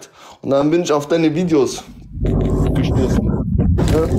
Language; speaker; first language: German; early bilingual, other home language; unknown